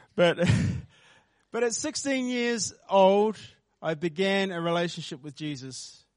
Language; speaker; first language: English; native; English